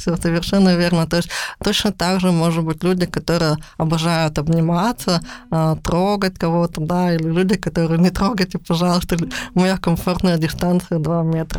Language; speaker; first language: Russian; native; Russian